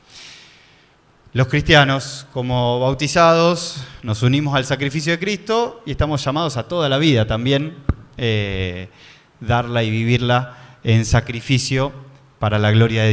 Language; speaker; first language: Spanish; native; Spanish